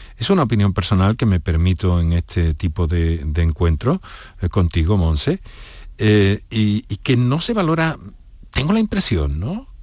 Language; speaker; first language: Spanish; native; Spanish